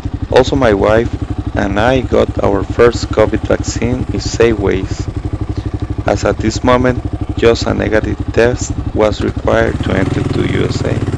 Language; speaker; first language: English; non-native, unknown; Spanish